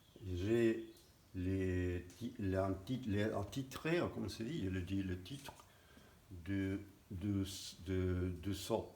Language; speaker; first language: French; non-native, fluent; Spanish